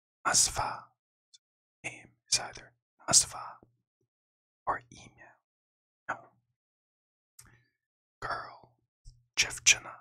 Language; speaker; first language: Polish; non-native, learner; English